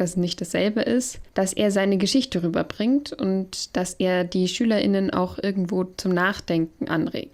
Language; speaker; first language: German; native; German